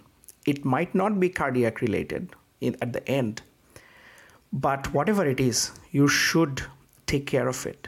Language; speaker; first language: English; non-native, local second language; Bangla